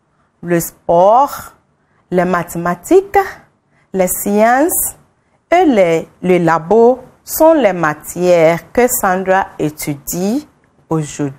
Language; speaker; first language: French; non-native, fluent; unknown